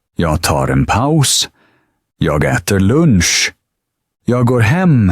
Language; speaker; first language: Swedish; native; Swedish